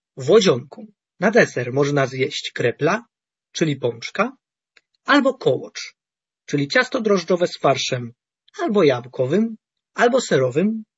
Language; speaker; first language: Polish; native; Polish